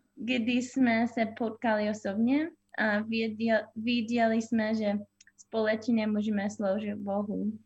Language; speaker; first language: Czech; non-native, fluent; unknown